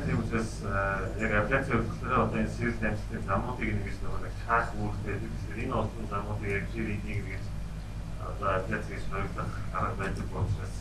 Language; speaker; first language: Mongolian; native; Mongolian